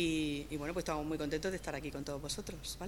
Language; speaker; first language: Spanish; native; Spanish